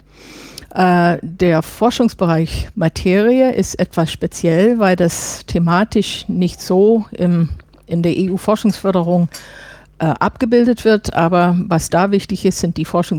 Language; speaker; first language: German; non-native, fluent; English